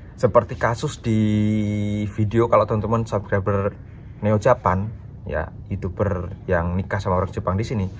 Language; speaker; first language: Indonesian; native; Indonesian